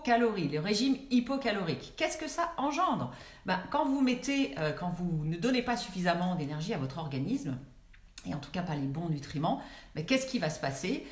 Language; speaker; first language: French; native; French